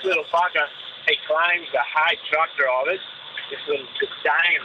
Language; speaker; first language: English; native; English